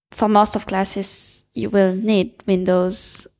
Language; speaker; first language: English; non-native, fluent; French